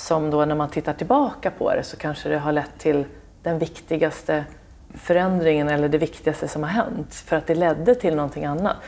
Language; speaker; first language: Swedish; native; Swedish